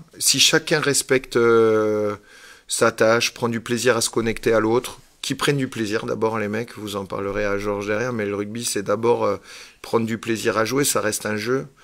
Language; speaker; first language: French; native; French